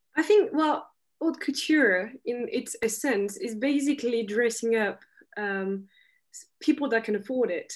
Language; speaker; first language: English; non-native, fluent; French